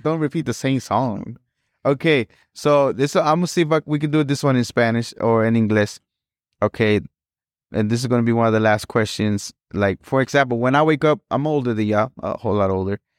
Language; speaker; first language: English; early bilingual, other home language; Spanish